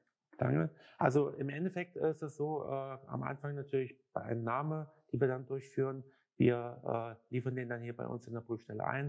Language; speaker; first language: German; native; German